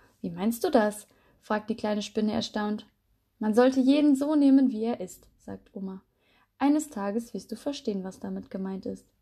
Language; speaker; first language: German; native; German